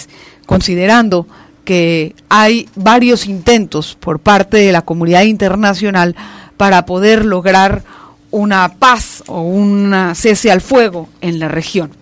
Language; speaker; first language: Spanish; native; Spanish